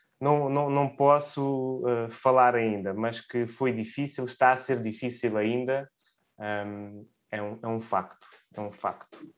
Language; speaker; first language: Portuguese; early bilingual, other home language; Russian